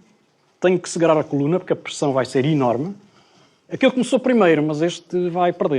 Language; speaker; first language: Portuguese; native; Portuguese